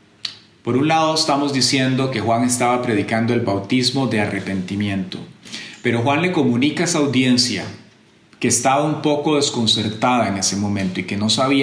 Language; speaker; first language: Spanish; native; Spanish